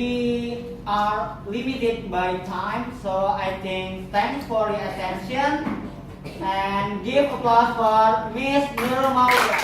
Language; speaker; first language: English; non-native, learner; Indonesian